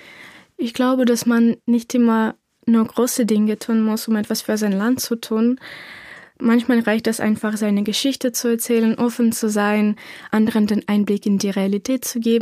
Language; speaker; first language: German; non-native, fluent; Ukrainian